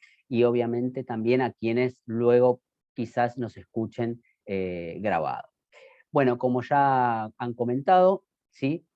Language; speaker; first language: Spanish; native; Spanish